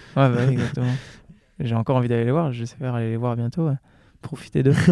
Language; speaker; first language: French; native; French